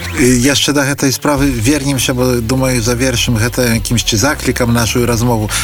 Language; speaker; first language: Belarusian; native; Belarusian